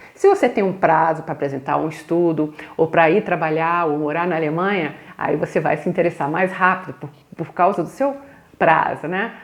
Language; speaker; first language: Portuguese; native; Portuguese